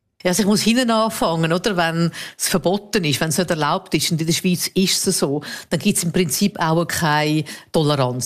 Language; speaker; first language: German; native; German